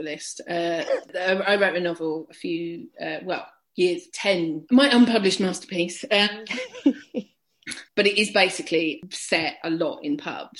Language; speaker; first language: English; native; English